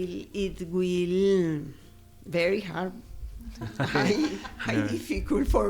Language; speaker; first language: English; non-native, learner; Spanish